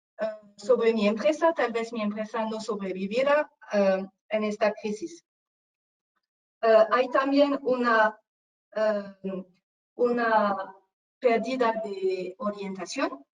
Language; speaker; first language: Spanish; non-native, fluent; French